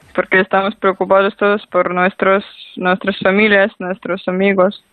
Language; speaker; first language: Spanish; non-native, learner; Ukrainian